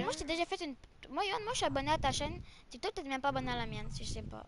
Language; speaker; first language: French; native; French